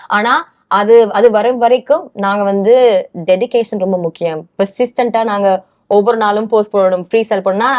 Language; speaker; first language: Tamil; early bilingual, heritage; Tamil